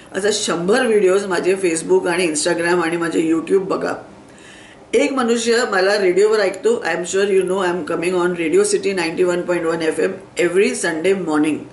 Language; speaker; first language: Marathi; non-native, local second language; Sindhi